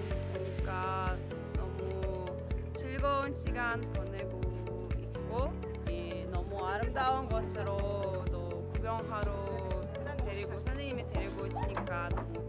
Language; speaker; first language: Korean; non-native, learner; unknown